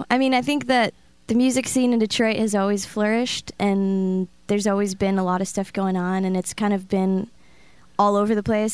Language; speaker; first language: English; native; English